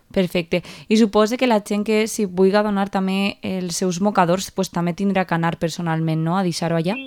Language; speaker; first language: Catalan; native; Catalan